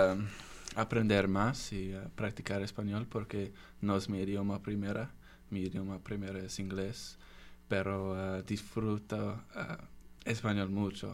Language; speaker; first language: Spanish; non-native, learner; English